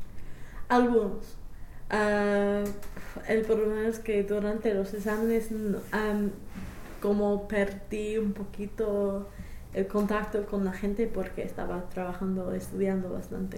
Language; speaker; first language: Spanish; non-native, fluent; English